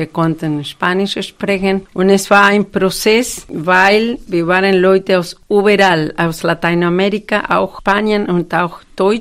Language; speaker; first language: German; non-native, fluent; Spanish